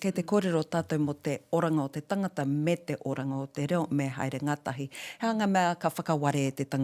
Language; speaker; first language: Māori; non-native, local second language; English